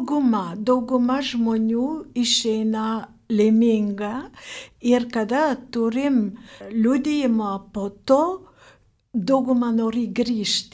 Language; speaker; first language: Lithuanian; non-native, fluent; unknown